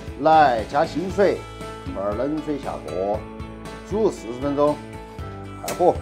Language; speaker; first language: Chinese; native; Chinese